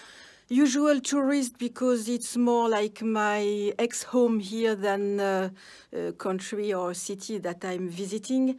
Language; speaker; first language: English; non-native, fluent; French